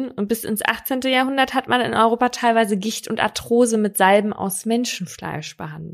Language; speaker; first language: German; native; German